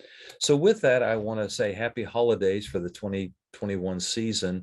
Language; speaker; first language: English; native; English